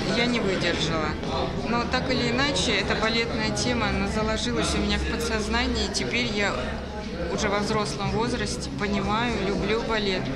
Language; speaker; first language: Russian; native; Russian